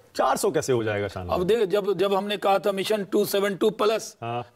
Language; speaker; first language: Hindi; native; Hindi